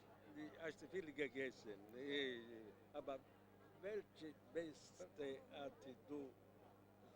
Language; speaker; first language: German; non-native, local second language; Italian